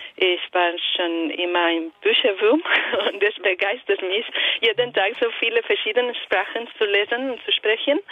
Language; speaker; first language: German; non-native, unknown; Italian